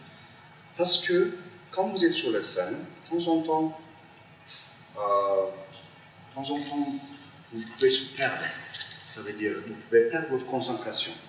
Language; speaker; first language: French; non-native, fluent; Turkish